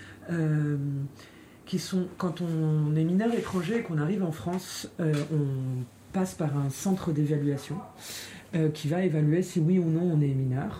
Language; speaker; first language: French; native; French